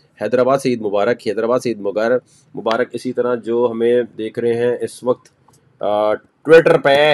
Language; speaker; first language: Urdu; native; Urdu